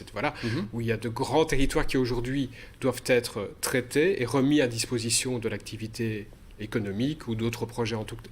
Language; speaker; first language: French; native; French